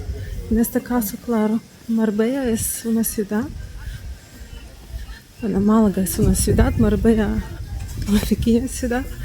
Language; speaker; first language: Spanish; non-native, fluent; Russian